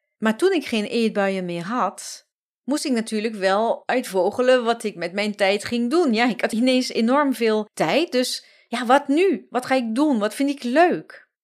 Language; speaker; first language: Dutch; non-native, fluent; French